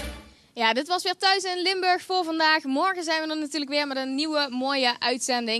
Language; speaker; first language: Dutch; native; Dutch